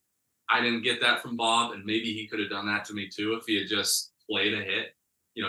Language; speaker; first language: English; native; English